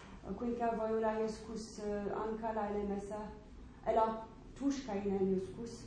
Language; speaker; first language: Finnish; non-native, learner; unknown